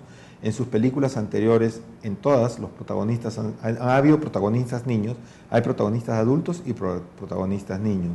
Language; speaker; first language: Spanish; native; Spanish